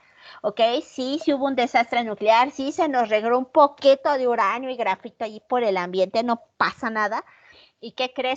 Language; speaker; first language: Spanish; native; Spanish